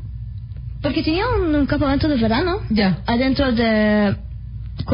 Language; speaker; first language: Spanish; early bilingual, heritage; Spanish